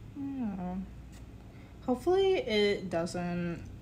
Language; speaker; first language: English; native; English